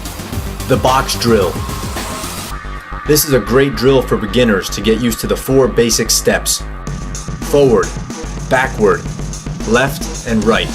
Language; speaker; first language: English; native; English